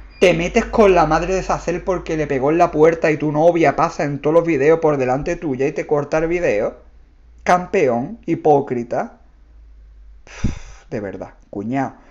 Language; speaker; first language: Spanish; native; Spanish